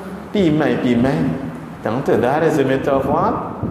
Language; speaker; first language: English; non-native, local second language; Malay